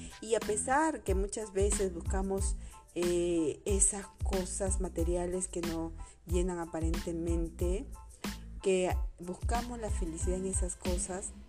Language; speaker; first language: Spanish; native; Spanish